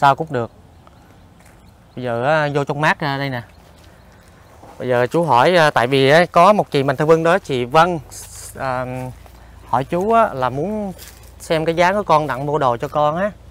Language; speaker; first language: Vietnamese; native; Vietnamese